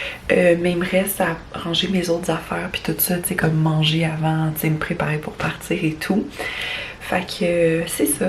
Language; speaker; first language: French; native; French